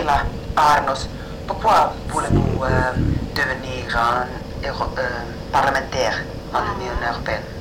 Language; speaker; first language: French; non-native, fluent; Finnish